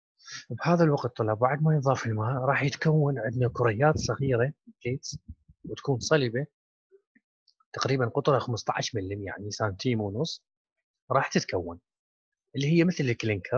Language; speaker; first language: Arabic; native; Arabic